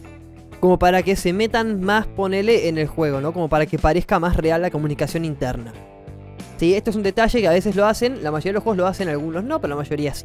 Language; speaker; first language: Spanish; native; Spanish